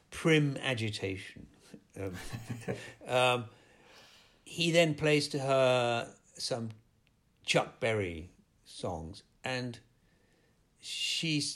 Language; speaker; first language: English; native; English